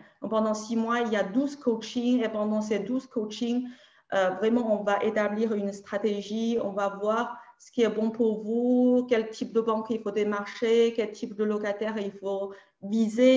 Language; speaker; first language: French; native; French